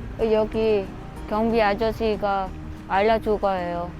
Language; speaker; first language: Korean; non-native, learner; Vietnamese